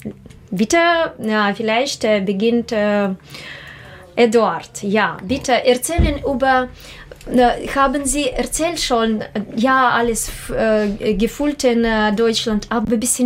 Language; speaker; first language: German; non-native, learner; Russian